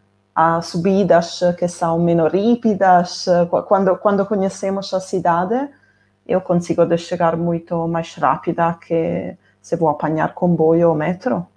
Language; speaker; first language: Portuguese; non-native, fluent; Italian